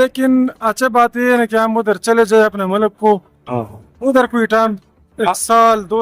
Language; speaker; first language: Hindi; non-native, local second language; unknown